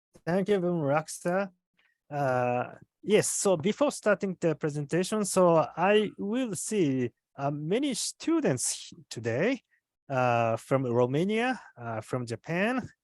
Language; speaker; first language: English; non-native, fluent; Japanese